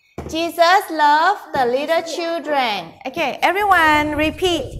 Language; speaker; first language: English; non-native, learner; Thai